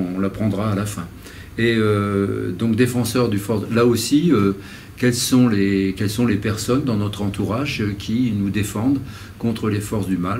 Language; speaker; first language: French; native; French